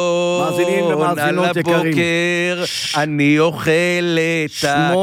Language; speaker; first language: Hebrew; native; Hebrew